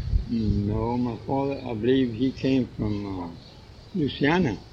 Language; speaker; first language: English; early bilingual, other home language; Spanish